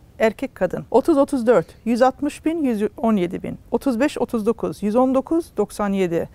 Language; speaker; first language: Turkish; native; Turkish